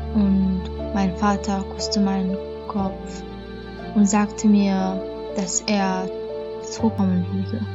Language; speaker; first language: German; non-native, fluent; Persian